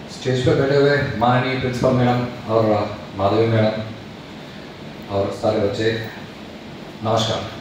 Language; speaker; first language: Hindi; non-native, local second language; Telugu